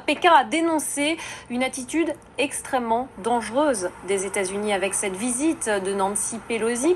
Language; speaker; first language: French; native; French